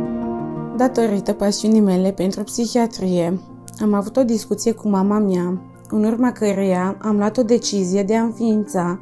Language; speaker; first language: Romanian; native; Romanian